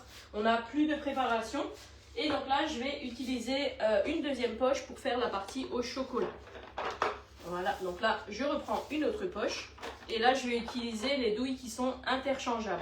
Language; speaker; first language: French; native; French